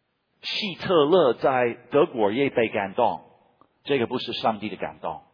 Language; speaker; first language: Chinese; non-native, fluent; English